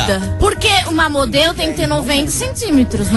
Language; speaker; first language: Portuguese; native; Portuguese